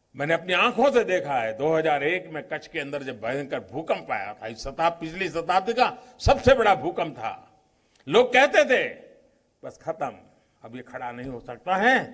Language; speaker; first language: Hindi; non-native, local second language; Gujarati